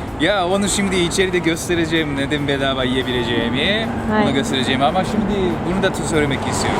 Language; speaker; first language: Turkish; non-native, fluent; Japanese